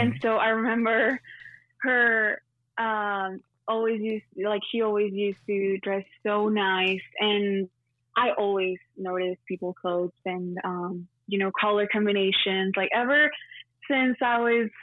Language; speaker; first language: English; non-native, fluent; Spanish